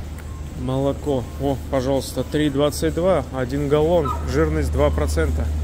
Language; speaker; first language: Russian; native; Russian